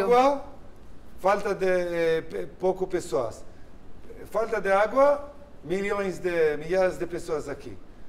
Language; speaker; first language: Portuguese; non-native, learner; Hebrew